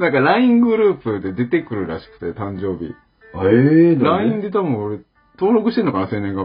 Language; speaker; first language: Japanese; native; Japanese